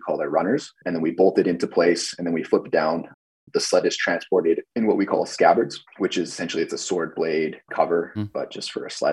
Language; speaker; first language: English; native; English